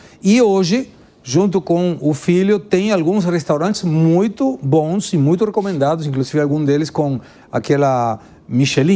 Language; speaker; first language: Portuguese; non-native, fluent; Spanish